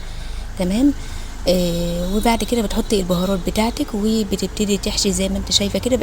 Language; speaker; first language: Arabic; native; Arabic